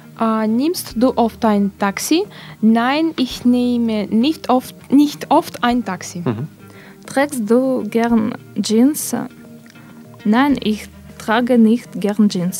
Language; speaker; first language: German; non-native, learner; Russian